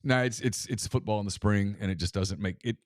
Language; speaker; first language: English; native; English